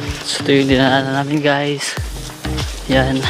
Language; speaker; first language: Filipino; non-native, local second language; Cebuano